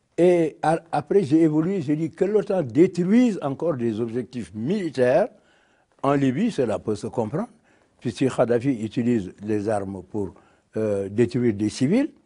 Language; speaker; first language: French; non-native, local second language; Wolof